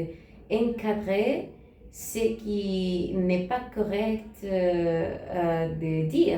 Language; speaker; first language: French; non-native, learner; Spanish